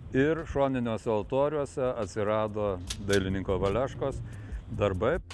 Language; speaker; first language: Lithuanian; native; Lithuanian